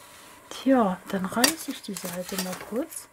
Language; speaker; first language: German; native; German